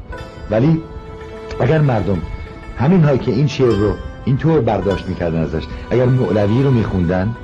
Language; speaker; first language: Persian; native; Persian